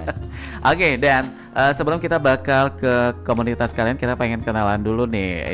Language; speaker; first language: Indonesian; native; Indonesian